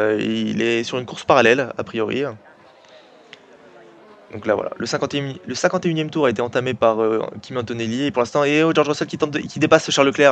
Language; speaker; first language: French; native; French